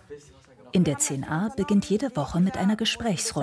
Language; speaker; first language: German; native; German